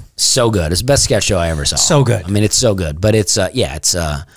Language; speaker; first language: English; native; English